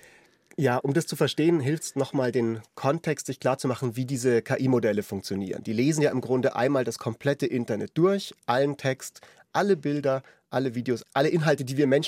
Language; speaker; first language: German; native; German